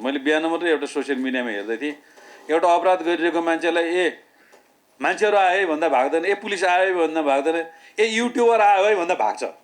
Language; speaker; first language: Nepali; native; Nepali